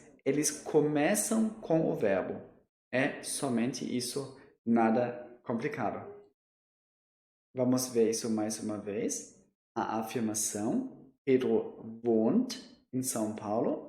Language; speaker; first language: Portuguese; non-native, fluent; German